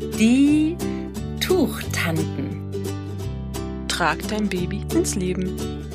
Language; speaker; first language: German; native; German